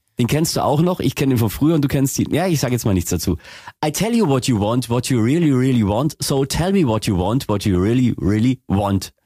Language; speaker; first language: German; native; German